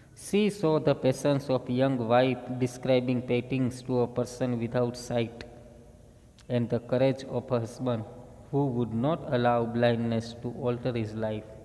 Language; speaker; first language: English; non-native, local second language; Gujarati